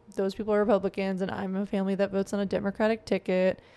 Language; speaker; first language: English; native; English